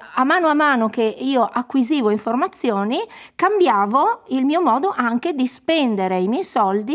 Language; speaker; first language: Italian; native; Italian